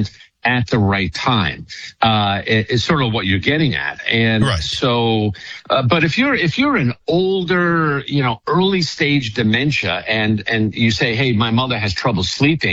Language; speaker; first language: English; native; English